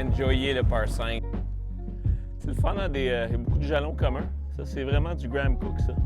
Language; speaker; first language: French; native; French